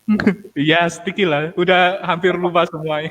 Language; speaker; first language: Indonesian; non-native, fluent; Armenian